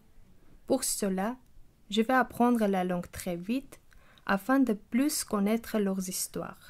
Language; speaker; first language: French; non-native, learner; Armenian